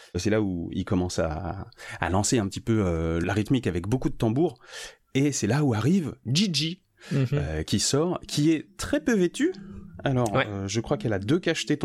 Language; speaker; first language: French; native; French